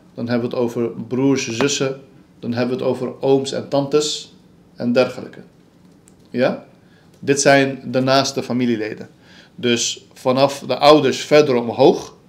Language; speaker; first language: Dutch; early bilingual, other home language; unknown